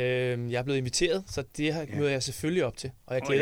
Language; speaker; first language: Danish; native; Danish